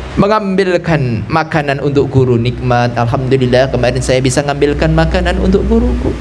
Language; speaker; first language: Malay; non-native, local second language; Javanese